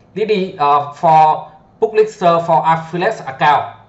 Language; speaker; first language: English; non-native, learner; Vietnamese